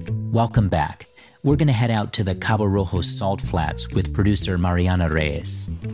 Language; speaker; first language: English; native; English